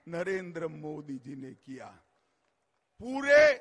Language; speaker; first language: Hindi; non-native, local second language; Gujarati